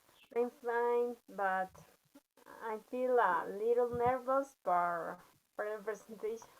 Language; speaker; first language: English; non-native, learner; Spanish